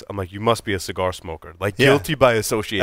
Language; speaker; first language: English; native; English